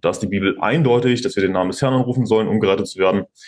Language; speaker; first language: German; native; German